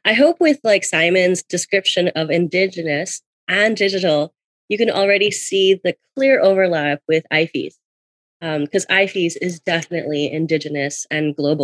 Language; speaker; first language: English; native; English